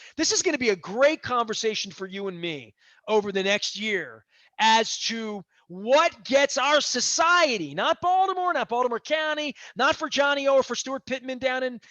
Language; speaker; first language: English; native; English